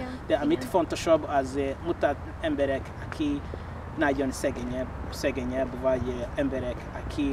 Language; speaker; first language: Hungarian; non-native, learner; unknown